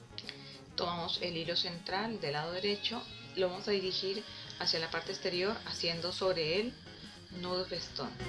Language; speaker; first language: Spanish; native; Spanish